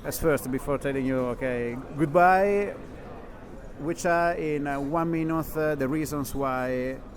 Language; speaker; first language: English; non-native, fluent; Italian